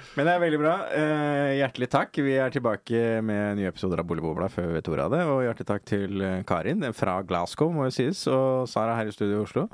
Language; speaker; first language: Norwegian; native; Norwegian